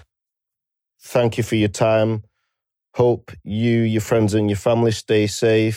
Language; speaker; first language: English; native; English